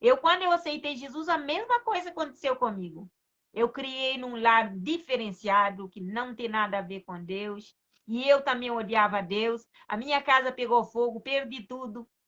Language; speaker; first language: Portuguese; non-native, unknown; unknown